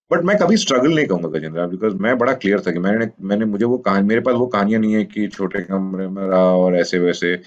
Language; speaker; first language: Hindi; native; Hindi